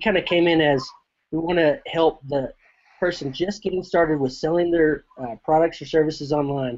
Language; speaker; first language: English; native; English